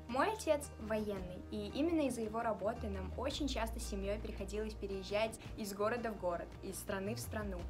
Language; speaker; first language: Russian; early bilingual, other home language; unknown